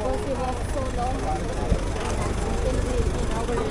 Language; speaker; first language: English; non-native, local second language; Filipino